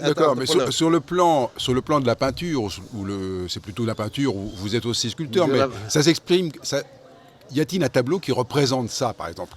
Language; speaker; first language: French; native; French